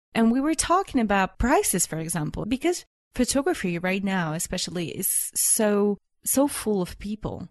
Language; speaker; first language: English; non-native, fluent; Bulgarian